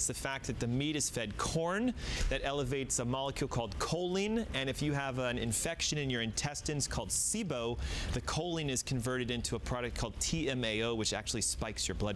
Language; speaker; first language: English; native; English